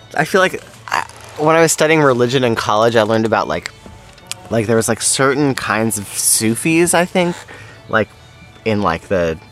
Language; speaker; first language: English; native; English